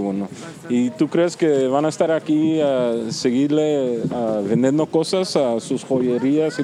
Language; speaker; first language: Spanish; early bilingual, heritage; Spanish